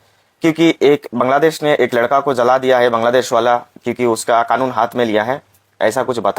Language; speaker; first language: Hindi; non-native, local second language; Bangla